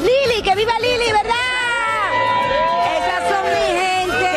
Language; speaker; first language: Spanish; native; Spanish